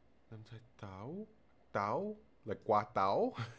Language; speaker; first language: Vietnamese; non-native, learner; English